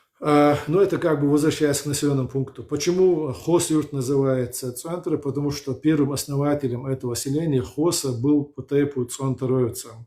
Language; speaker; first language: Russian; non-native, local second language; Chechen